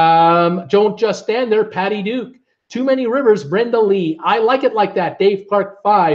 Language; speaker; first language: English; native; English